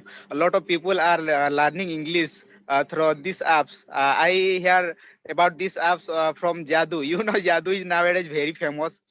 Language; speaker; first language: English; non-native, learner; Odia